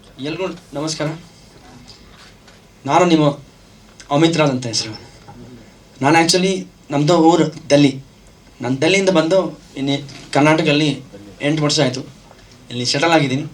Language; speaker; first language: Kannada; non-native, learner; Hindi